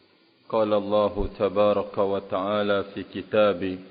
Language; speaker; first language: Arabic; non-native, fluent; Indonesian